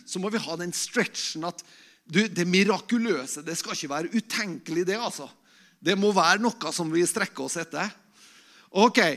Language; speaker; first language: Norwegian; native; Norwegian